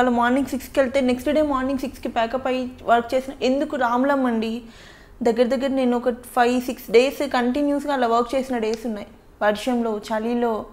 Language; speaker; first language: Telugu; native; Telugu